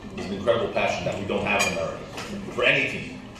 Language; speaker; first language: English; native; English